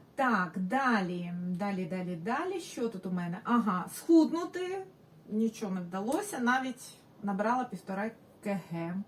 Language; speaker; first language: Ukrainian; non-native, local second language; Russian